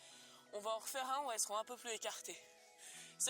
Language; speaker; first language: French; native; French